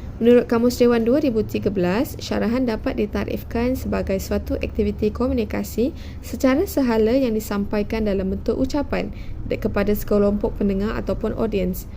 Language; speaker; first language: Malay; native; Malay